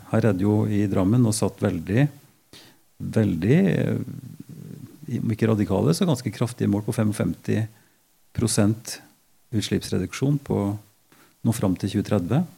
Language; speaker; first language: Norwegian; native; Norwegian